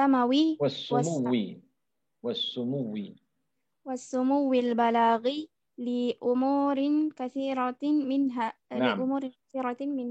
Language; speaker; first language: Arabic; non-native, learner; Indonesian